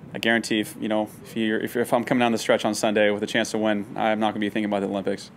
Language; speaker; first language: English; native; English